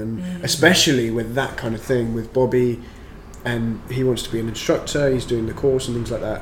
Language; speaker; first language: English; native; English